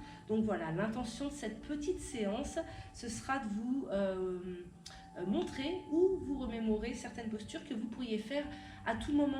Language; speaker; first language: French; native; French